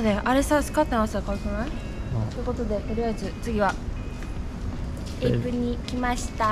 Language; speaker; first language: Japanese; native; Japanese